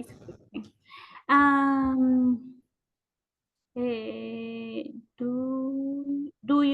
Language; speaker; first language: English; non-native, learner; Spanish